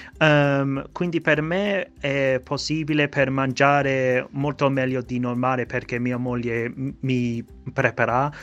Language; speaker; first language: Italian; non-native, fluent; English